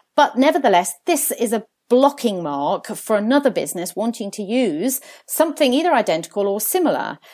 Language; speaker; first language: English; early bilingual, other home language; Italian